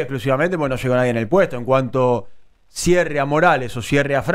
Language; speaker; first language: Spanish; native; Spanish